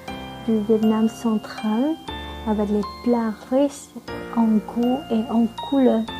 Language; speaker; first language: French; non-native, fluent; Vietnamese